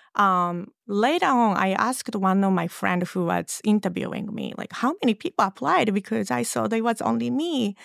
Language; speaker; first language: English; non-native, fluent; Japanese